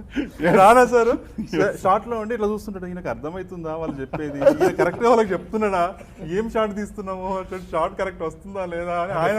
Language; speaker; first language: Telugu; native; Telugu